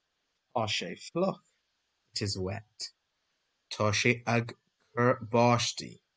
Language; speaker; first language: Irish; non-native, local second language; English